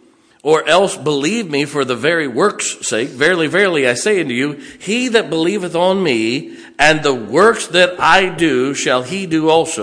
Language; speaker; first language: English; native; English